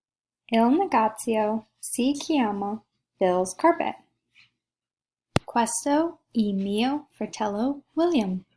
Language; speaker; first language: Italian; non-native, learner; English